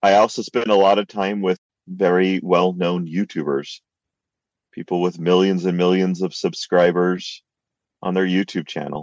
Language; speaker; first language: English; native; English